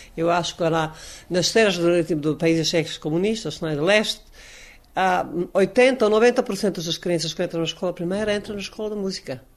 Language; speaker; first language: Portuguese; non-native, learner; Croatian